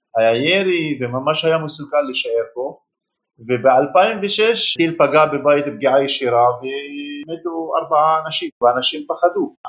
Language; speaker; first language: Hebrew; non-native, local second language; Arabic